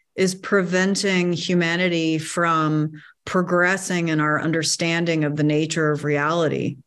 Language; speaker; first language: English; native; English